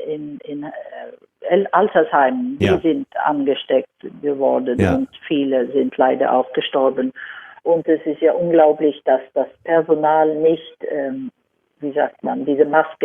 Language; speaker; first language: German; non-native, fluent; Swedish